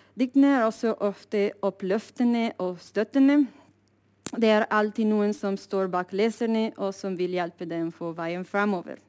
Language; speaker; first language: Norwegian; non-native, fluent; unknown